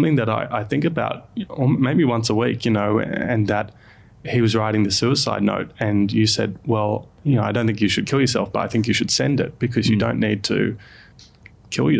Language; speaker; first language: English; native; English